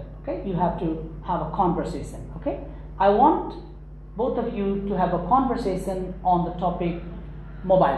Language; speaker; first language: English; non-native, local second language; Nepali